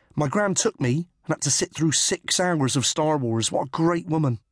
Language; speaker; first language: English; native; English